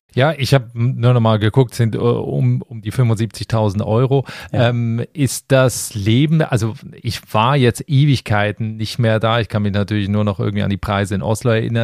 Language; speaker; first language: German; native; German